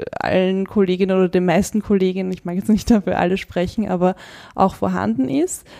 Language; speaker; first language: German; native; German